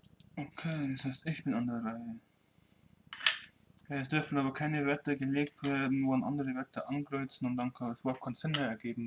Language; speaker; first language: German; native; German